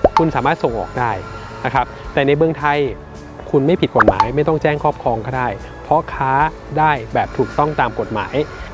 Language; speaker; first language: Thai; native; Thai